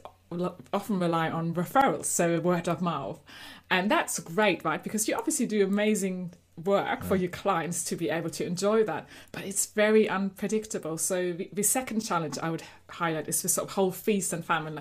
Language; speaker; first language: English; non-native, fluent; German